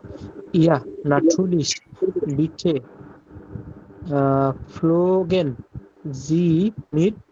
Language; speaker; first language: German; non-native, learner; Bangla